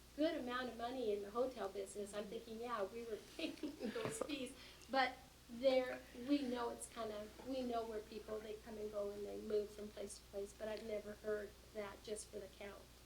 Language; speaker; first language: English; native; English